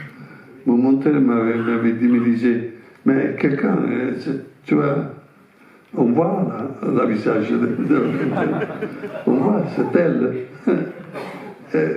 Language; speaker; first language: French; non-native, fluent; Italian